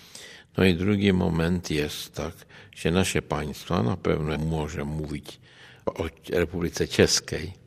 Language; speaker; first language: Polish; non-native, learner; Czech